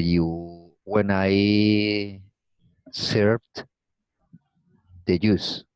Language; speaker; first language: English; non-native, learner; Spanish